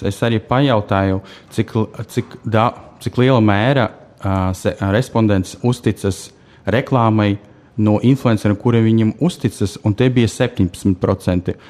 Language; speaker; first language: Latvian; non-native, local second language; Russian